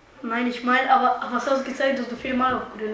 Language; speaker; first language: German; early bilingual, other home language; Bulgarian